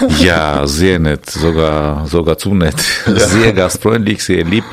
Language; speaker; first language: German; non-native, fluent; Armenian